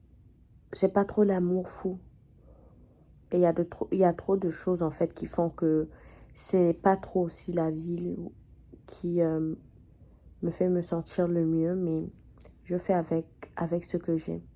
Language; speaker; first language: French; non-native, fluent; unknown